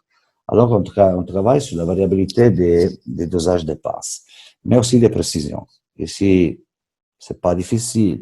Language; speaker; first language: French; non-native, fluent; Italian